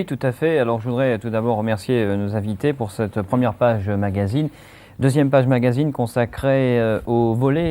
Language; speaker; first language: French; native; French